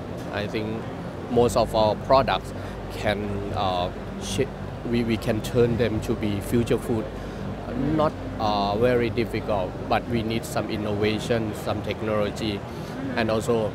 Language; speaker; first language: English; non-native, learner; Thai